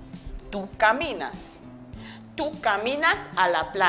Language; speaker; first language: Spanish; non-native, fluent; English